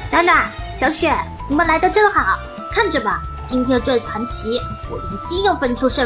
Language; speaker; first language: Chinese; native; Chinese